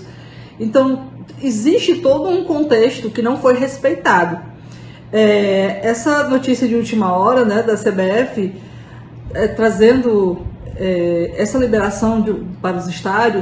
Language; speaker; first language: Portuguese; native; Portuguese